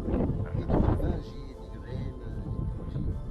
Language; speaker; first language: French; non-native, learner; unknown